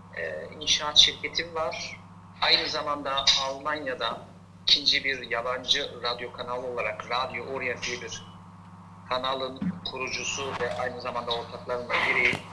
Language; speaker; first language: Turkish; early bilingual, heritage; Turkish